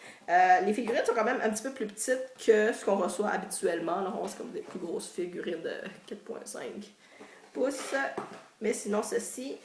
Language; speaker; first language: French; native; French